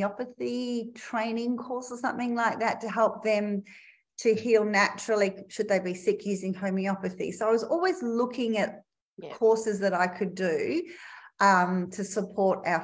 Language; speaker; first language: English; native; English